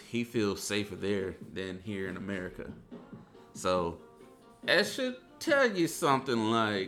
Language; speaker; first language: English; native; English